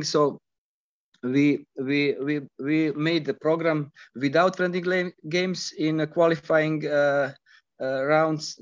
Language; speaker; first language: English; non-native, fluent; Croatian